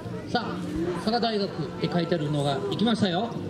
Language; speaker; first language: Japanese; native; Japanese